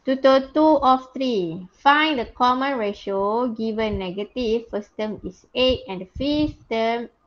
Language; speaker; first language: English; non-native, local second language; Malay